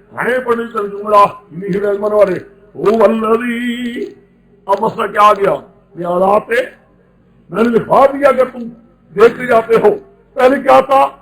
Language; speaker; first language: Urdu; non-native, local second language; Pashto